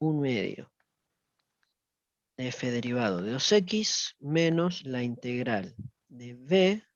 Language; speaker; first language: Spanish; native; Spanish